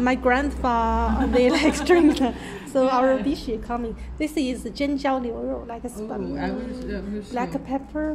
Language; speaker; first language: English; non-native, learner; Chinese